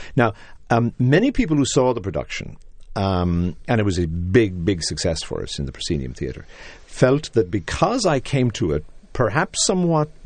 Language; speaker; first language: English; native; English